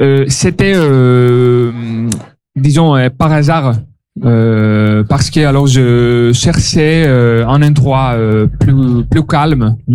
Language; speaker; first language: French; non-native, learner; Greek